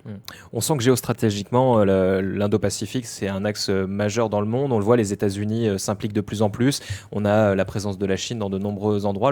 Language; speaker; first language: French; native; French